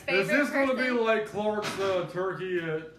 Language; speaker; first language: English; native; English